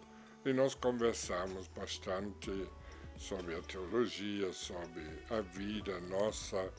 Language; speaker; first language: Portuguese; non-native, fluent; German